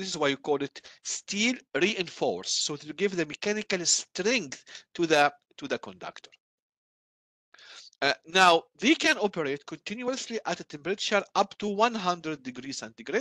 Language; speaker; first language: English; non-native, fluent; Arabic